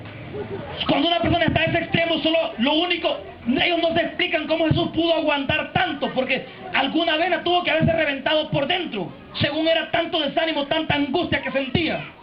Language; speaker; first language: Spanish; native; Spanish